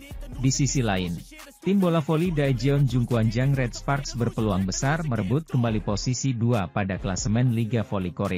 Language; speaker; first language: Indonesian; native; Indonesian